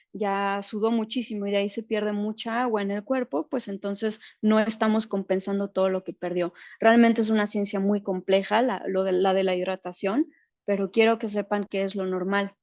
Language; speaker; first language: Spanish; native; Spanish